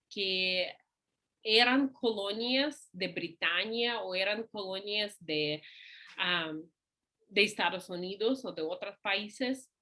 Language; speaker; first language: Spanish; non-native, fluent; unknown